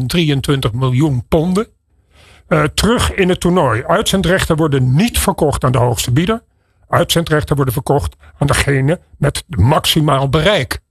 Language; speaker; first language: Dutch; native; Dutch